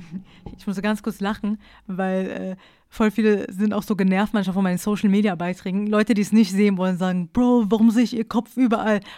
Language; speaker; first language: German; early bilingual, other home language; Persian